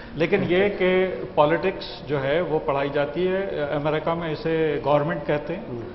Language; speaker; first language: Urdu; native; Urdu